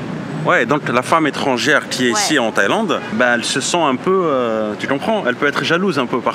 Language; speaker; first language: French; native; French